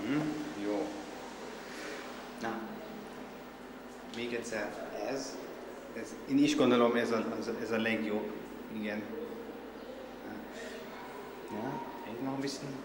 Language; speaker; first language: Hungarian; non-native, learner; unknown